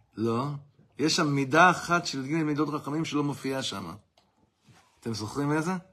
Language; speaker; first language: Hebrew; non-native, fluent; English